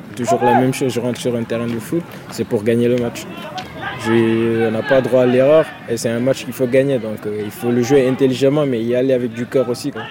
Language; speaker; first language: French; non-native, local second language; Wolof